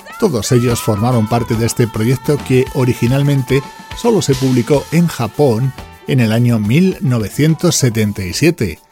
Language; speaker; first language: Spanish; native; Spanish